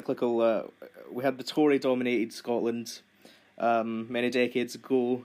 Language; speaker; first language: English; native; English